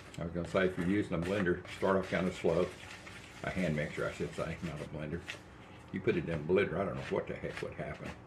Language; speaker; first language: English; native; English